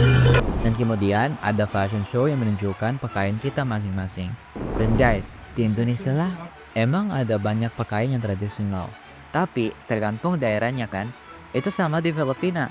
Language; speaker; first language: Indonesian; non-native, fluent; Filipino